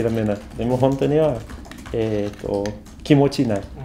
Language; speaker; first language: Japanese; non-native, learner; Portuguese